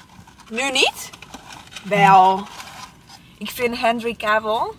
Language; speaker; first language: Dutch; non-native, learner; Italian